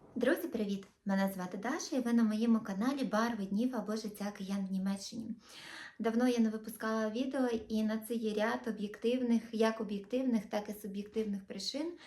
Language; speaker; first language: Ukrainian; non-native, local second language; Russian